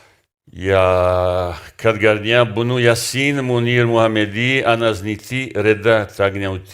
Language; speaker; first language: French; non-native, learner; Bosnian